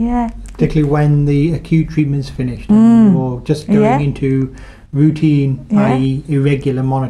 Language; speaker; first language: English; native; English